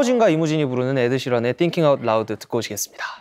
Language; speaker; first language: Korean; native; Korean